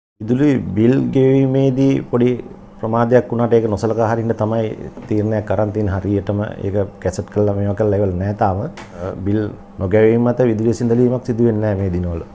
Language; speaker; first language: Sinhala; native; Sinhala